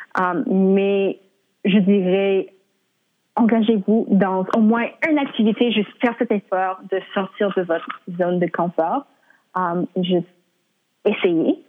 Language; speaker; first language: French; non-native, local second language; English